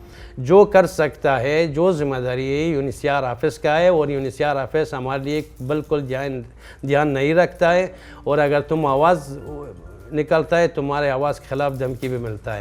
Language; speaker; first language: Hindi; non-native, learner; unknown